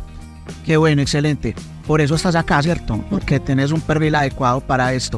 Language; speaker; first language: Spanish; native; Spanish